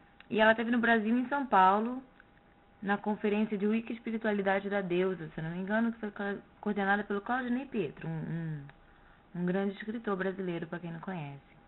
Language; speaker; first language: Portuguese; native; Portuguese